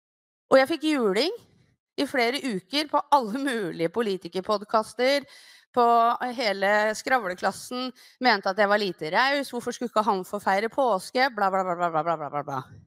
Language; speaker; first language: Norwegian; native; Norwegian